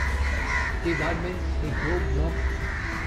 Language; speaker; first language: Hindi; non-native, local second language; Chinese